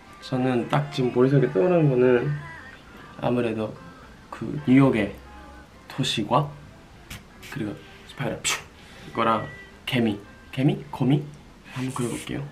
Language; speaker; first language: Korean; non-native, fluent; Japanese